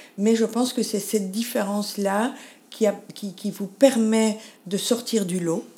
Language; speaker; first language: French; native; French